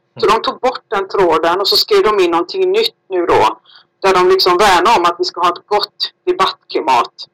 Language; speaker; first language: Swedish; native; Swedish